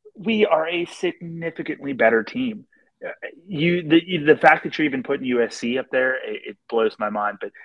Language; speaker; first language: English; native; English